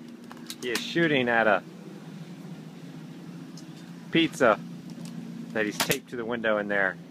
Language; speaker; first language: English; native; English